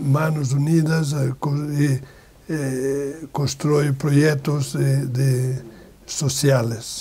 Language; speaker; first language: Spanish; non-native, learner; Portuguese